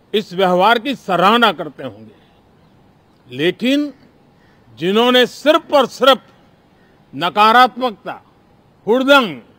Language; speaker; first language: Hindi; non-native, local second language; Gujarati